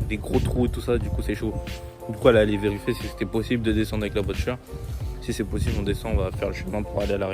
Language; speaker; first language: French; native; French